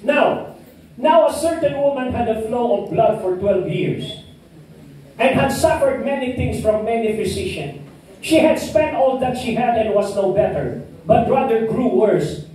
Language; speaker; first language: English; non-native, local second language; Filipino